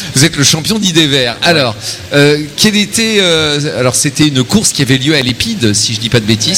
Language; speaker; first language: French; native; French